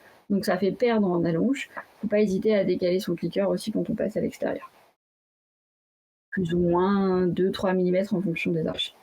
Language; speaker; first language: French; native; French